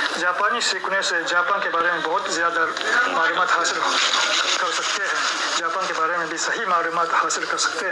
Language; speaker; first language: Hindi; non-native, fluent; Japanese